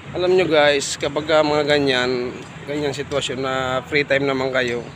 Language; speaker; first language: Filipino; non-native, local second language; Bikol